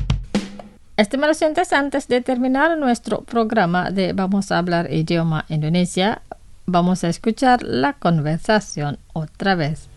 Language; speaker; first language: Spanish; non-native, fluent; Indonesian